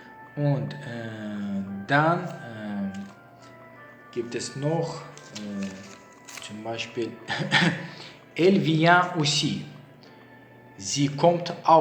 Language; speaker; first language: German; non-native, learner; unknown